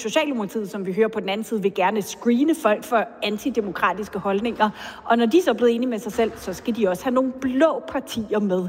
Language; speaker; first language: Danish; native; Danish